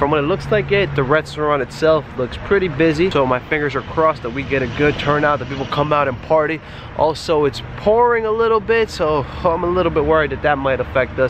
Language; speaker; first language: English; native; English